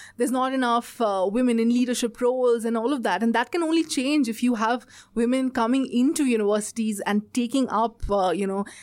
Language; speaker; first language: English; non-native, local second language; Bangla